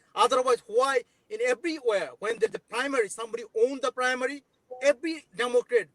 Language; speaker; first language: English; non-native, local second language; Bangla